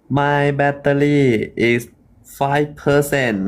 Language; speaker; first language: English; non-native, learner; Thai